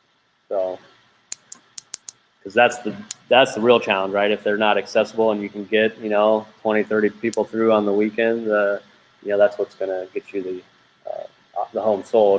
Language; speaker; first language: English; native; English